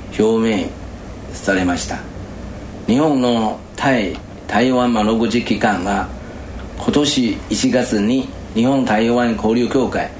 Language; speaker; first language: Japanese; non-native, fluent; Chinese